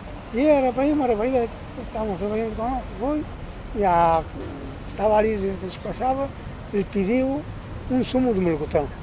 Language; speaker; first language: Portuguese; non-native, local second language; Spanish